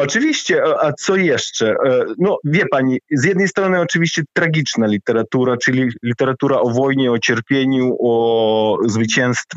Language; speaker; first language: Polish; non-native, fluent; Ukrainian